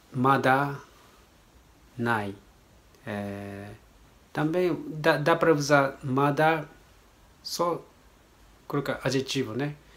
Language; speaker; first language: Portuguese; non-native, learner; Japanese